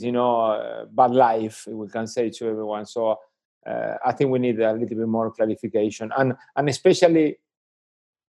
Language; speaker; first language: English; non-native, fluent; Spanish